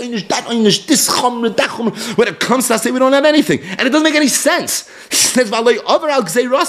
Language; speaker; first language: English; native; English